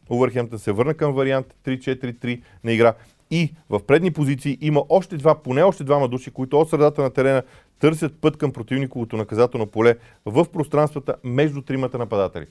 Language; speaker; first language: Bulgarian; native; Bulgarian